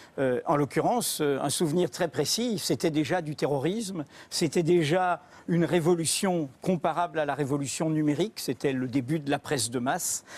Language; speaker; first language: French; native; French